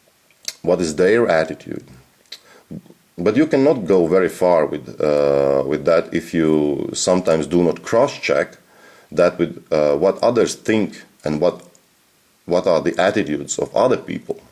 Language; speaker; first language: English; non-native, fluent; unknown